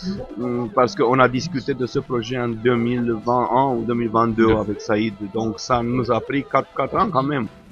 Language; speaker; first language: French; non-native, fluent; Romanian